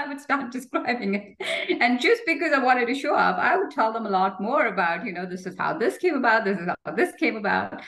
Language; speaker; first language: English; non-native, local second language; Hindi